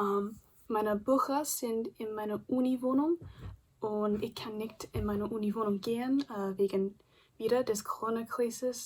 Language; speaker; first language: German; non-native, learner; English